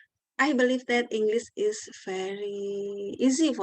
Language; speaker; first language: English; non-native, learner; Indonesian